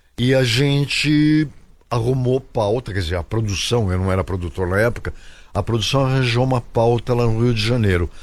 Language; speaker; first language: Portuguese; native; Portuguese